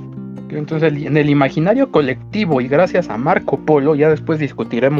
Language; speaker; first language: Spanish; native; Spanish